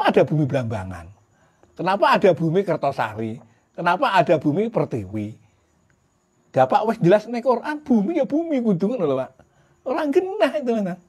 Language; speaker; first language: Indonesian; non-native, local second language; Javanese